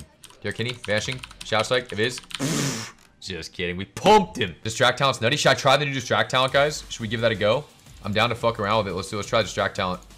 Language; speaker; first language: English; native; English